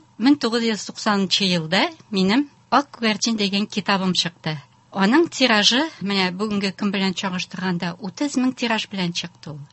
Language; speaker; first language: Tatar; native; Tatar